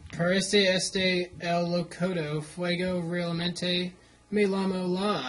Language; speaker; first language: Spanish; non-native, learner; English